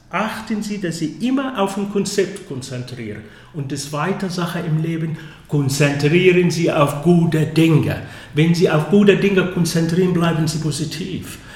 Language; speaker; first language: German; non-native, fluent; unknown